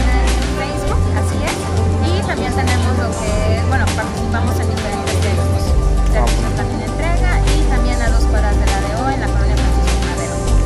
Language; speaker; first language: Spanish; native; Spanish